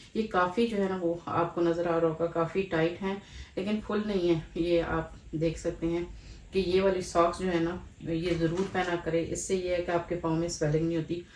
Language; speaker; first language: Urdu; native; Urdu